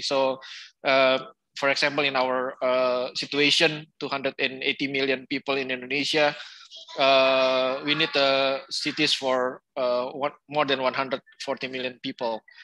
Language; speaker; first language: English; non-native, fluent; Indonesian